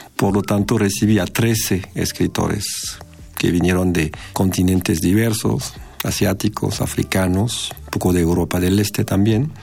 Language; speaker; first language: Spanish; non-native, fluent; French